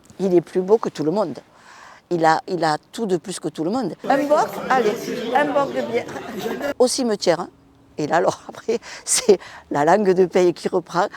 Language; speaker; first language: French; early bilingual, other home language; Spanish